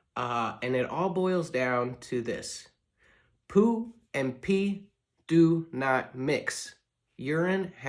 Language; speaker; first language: English; native; English